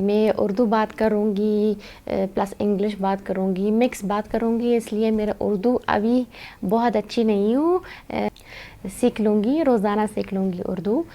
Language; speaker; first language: Hindi; non-native, learner; Arabic